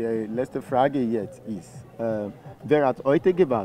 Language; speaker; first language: German; non-native, learner; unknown